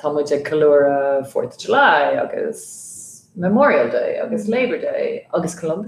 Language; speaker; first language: Irish; non-native, fluent; English